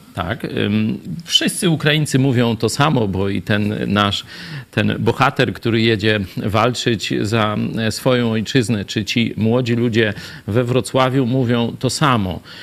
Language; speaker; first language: Polish; native; Polish